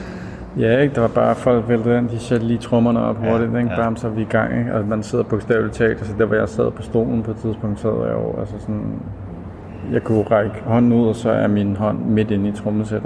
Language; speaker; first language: Danish; native; Danish